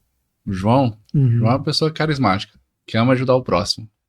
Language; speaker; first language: Portuguese; native; Portuguese